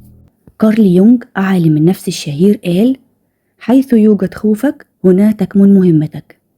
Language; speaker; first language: Arabic; native; Arabic